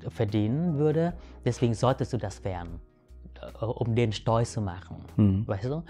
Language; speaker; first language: German; early bilingual, other home language; Vietnamese